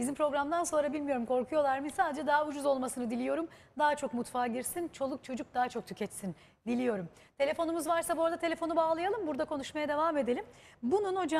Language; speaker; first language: Turkish; native; Turkish